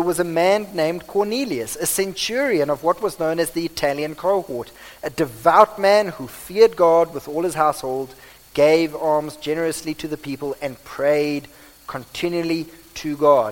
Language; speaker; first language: English; non-native, local second language; Afrikaans